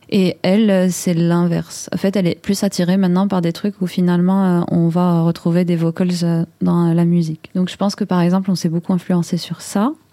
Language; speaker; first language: French; non-native, local second language; Arabic